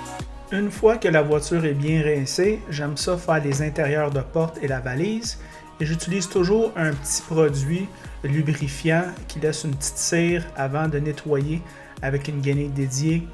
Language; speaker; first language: French; native; French